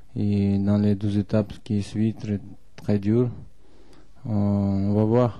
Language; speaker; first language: French; non-native, learner; Russian